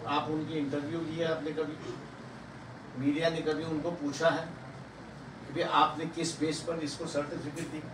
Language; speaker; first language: Hindi; non-native, local second language; Marathi